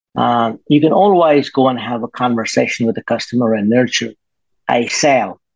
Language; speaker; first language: English; native; English